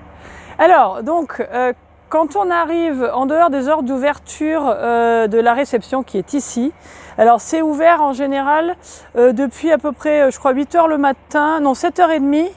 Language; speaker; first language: French; native; French